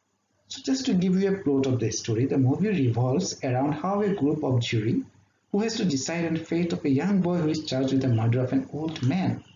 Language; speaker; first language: English; non-native, local second language; Assamese